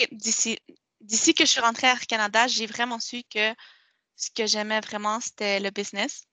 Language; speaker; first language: French; non-native, local second language; Spanish